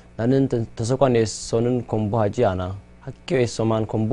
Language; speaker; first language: Korean; non-native, learner; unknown